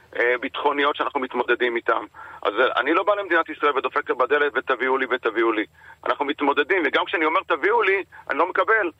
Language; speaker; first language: Hebrew; native; Hebrew